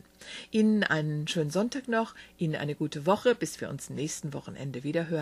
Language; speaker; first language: German; native; German